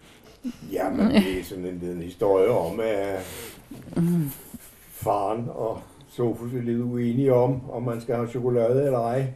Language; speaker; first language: Danish; native; Danish